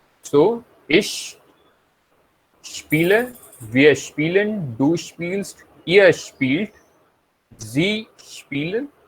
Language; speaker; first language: German; non-native, fluent; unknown